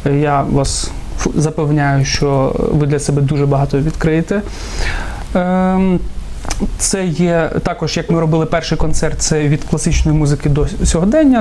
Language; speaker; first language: Ukrainian; non-native, local second language; Russian